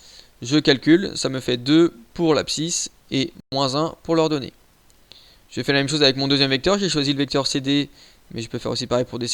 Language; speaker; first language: French; native; French